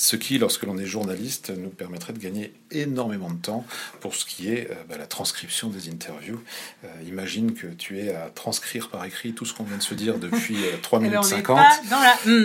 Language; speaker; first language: French; native; French